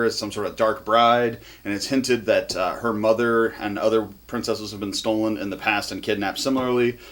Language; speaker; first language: English; native; English